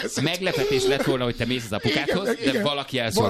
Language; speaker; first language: Hungarian; native; Hungarian